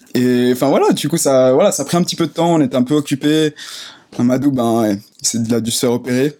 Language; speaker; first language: French; native; French